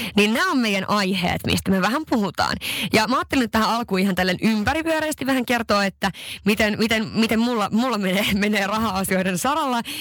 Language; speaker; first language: Finnish; early bilingual, heritage; Finnish